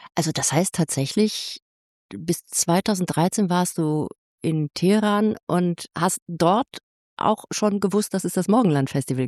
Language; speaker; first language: German; native; German